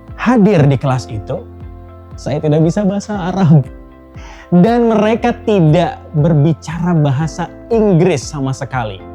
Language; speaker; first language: Indonesian; native; Indonesian